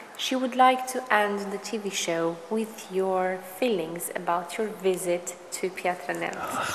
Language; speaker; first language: English; non-native, fluent; Romanian